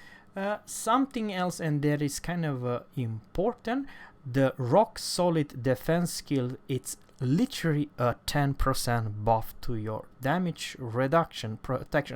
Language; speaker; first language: English; non-native, fluent; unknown